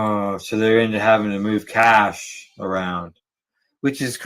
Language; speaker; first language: English; native; English